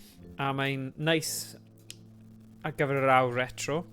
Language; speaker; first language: Welsh; native; Welsh